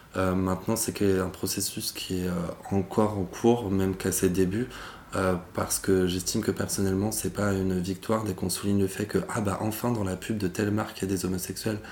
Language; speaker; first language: French; native; French